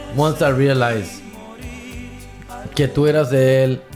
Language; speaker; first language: Spanish; early bilingual, other home language; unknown